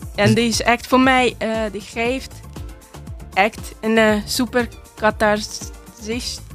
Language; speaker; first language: Dutch; non-native, learner; Hungarian